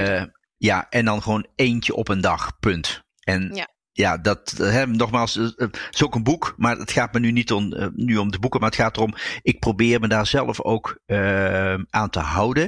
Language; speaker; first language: Dutch; native; Dutch